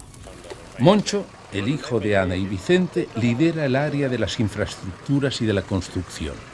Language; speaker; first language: Spanish; native; Spanish